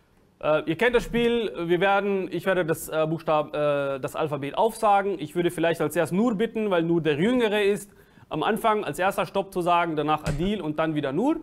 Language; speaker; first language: German; early bilingual, other home language; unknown